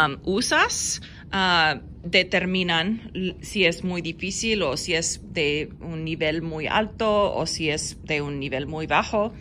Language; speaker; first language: Spanish; non-native, fluent; English